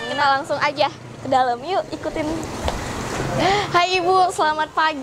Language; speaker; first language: Indonesian; native; Indonesian